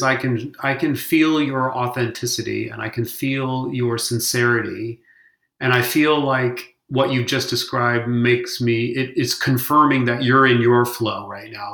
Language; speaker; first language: English; native; English